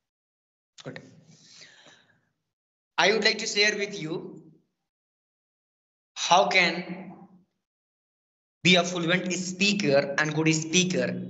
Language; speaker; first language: English; non-native, learner; Hindi